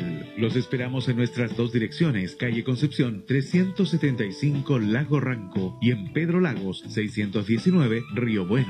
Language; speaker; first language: Spanish; native; Spanish